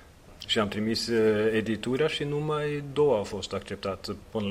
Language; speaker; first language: Romanian; non-native, fluent; Norwegian